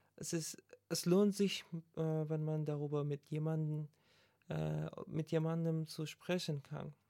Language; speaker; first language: German; non-native, learner; Persian